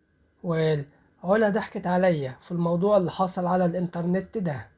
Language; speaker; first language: Arabic; native; Arabic